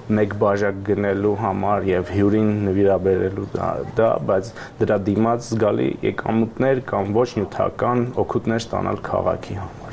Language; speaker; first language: Armenian; native; Armenian